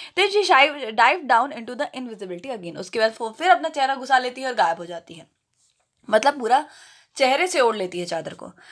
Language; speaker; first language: Hindi; native; Hindi